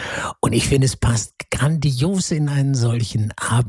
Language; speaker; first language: German; native; German